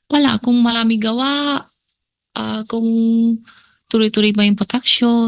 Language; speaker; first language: Filipino; non-native, learner; Chinese